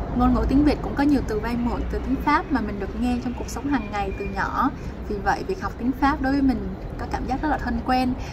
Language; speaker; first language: Vietnamese; native; Vietnamese